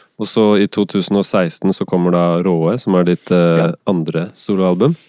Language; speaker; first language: Norwegian; native; Norwegian